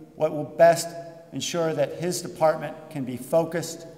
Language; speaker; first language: English; native; English